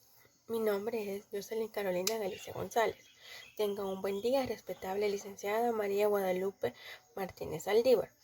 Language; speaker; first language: Spanish; native; Spanish